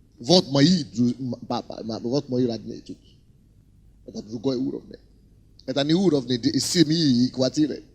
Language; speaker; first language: Russian; non-native, fluent; Yoruba